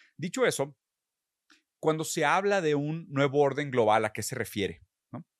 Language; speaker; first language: Spanish; early bilingual, other home language; Portuguese